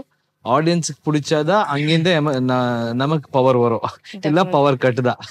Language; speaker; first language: Tamil; non-native, local second language; Kannada